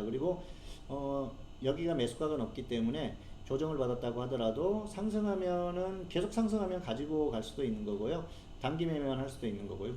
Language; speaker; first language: Korean; native; Korean